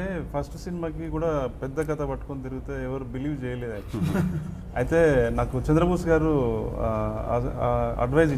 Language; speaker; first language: Telugu; native; Telugu